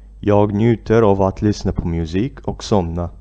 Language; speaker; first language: Swedish; non-native, fluent; Arabic